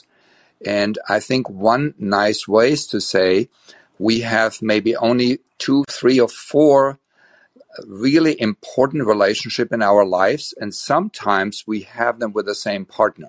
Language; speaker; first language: English; non-native, fluent; German